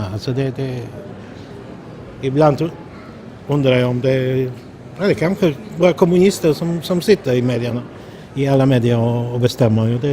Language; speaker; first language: Swedish; non-native, fluent; Polish